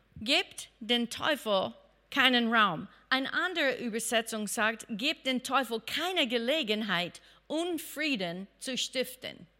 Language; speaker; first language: German; non-native, fluent; English